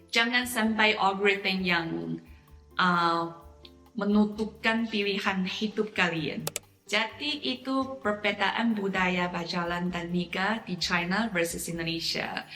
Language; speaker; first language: Indonesian; non-native, fluent; Chinese